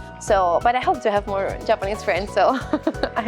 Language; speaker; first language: English; non-native, fluent; Italian